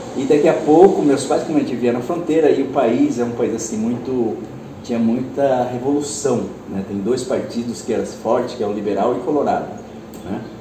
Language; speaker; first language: Portuguese; early bilingual, other home language; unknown